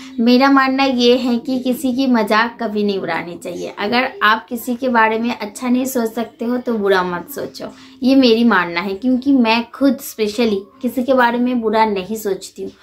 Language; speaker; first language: Hindi; non-native, fluent; Bangla